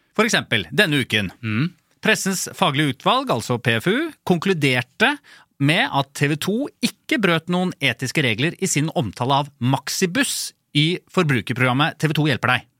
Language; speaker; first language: Norwegian; native; Norwegian